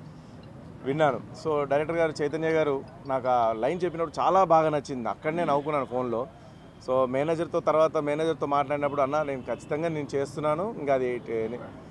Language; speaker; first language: Telugu; native; Telugu